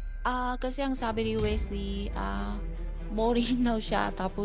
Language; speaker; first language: Filipino; non-native, learner; Chinese